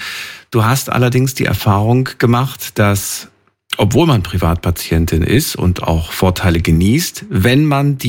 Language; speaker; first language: German; native; German